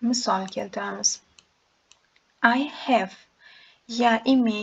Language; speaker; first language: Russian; non-native, local second language; Uzbek